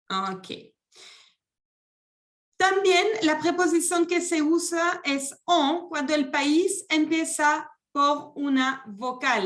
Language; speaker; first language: Spanish; non-native, fluent; French